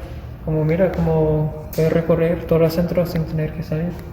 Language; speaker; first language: Spanish; non-native, fluent; English